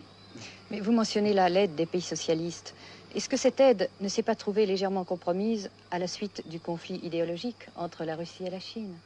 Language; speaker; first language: French; native; French